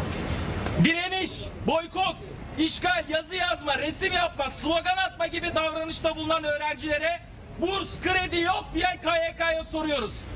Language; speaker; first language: Turkish; native; Turkish